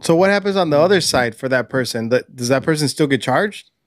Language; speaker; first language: English; early bilingual, other home language; Spanish